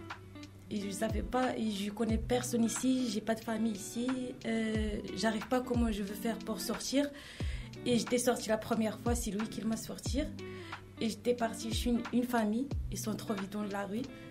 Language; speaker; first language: French; non-native, learner; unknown